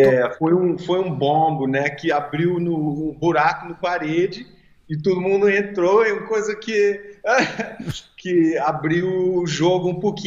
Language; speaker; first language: Portuguese; early bilingual, heritage; English